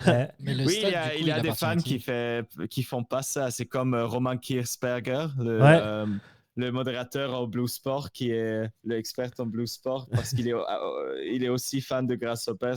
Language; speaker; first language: French; non-native, local second language; Swiss German